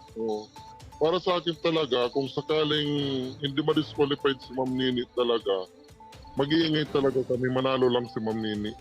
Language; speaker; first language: Filipino; non-native, local second language; Waray